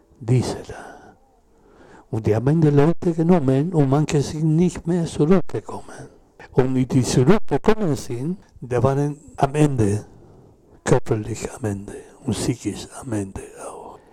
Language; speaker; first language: German; non-native, learner; Spanish